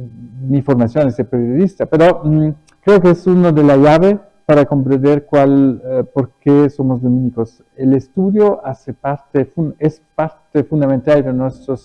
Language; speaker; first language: Spanish; early bilingual, other home language; German